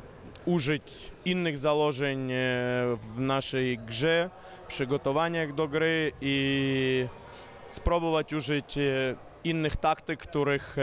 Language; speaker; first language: Polish; non-native, fluent; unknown